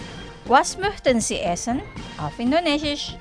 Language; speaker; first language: German; non-native, fluent; Indonesian